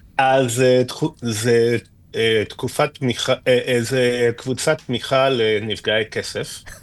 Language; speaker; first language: Hebrew; non-native, fluent; Spanish